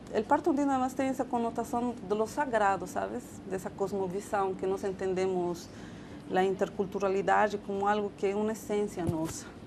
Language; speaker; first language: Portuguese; non-native, fluent; Spanish